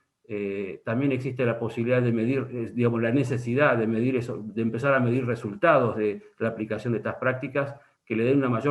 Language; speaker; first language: Spanish; native; Spanish